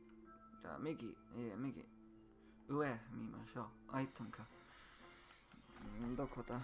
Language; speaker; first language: Japanese; non-native, learner; English